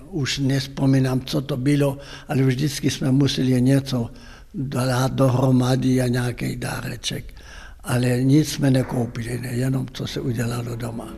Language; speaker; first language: Czech; non-native, local second language; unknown